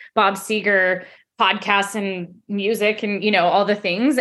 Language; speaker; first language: English; native; English